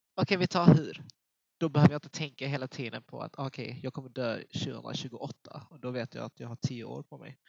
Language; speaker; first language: Swedish; early bilingual, other home language; Vietnamese